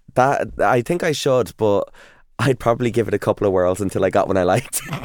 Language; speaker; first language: English; native; English